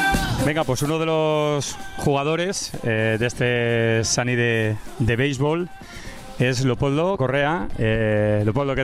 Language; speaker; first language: Spanish; native; Spanish